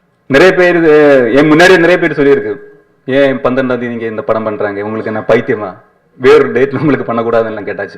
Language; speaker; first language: Tamil; non-native, learner; Malayalam